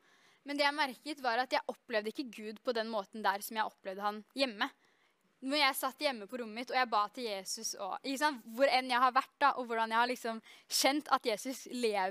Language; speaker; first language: Norwegian; native; Norwegian